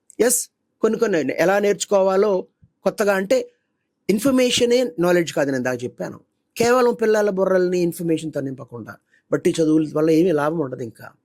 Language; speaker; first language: Telugu; native; Telugu